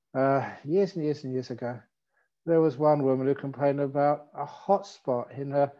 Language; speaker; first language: English; native; English